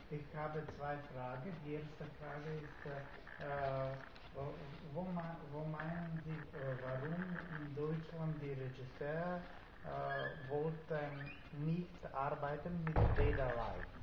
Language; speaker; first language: German; non-native, learner; Macedonian